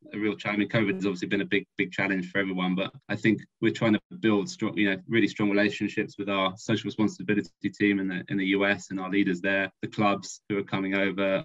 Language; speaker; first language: English; native; English